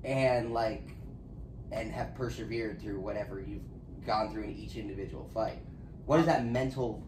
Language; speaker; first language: English; native; English